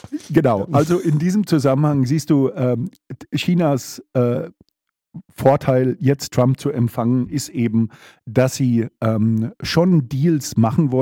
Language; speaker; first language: German; native; German